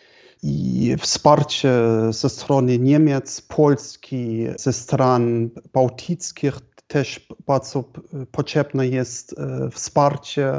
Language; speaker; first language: Polish; non-native, fluent; German